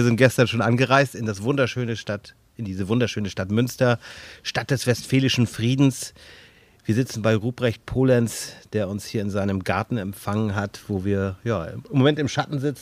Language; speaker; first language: German; native; German